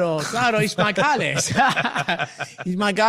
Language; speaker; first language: German; non-native, learner; Italian